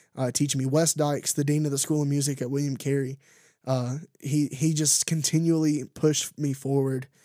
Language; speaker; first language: English; native; English